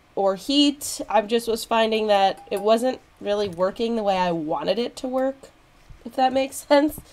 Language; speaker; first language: English; native; English